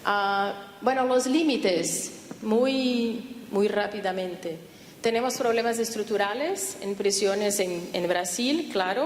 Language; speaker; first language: Spanish; non-native, fluent; Portuguese